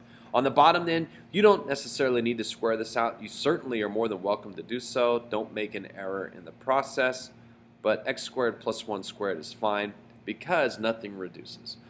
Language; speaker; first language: English; native; English